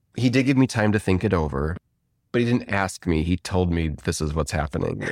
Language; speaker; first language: English; native; English